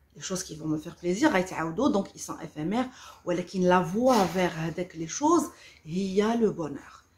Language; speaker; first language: French; non-native, local second language; Arabic